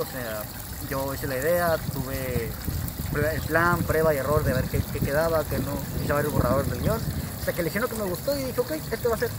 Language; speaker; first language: Spanish; native; Spanish